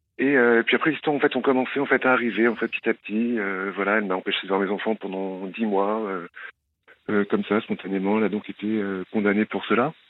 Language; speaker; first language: French; native; French